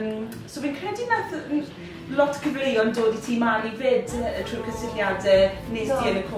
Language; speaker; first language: Welsh; native; Welsh